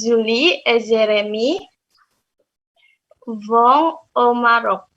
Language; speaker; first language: French; non-native, learner; Indonesian